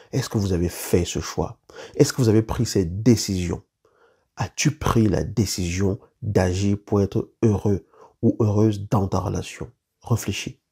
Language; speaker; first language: French; native; French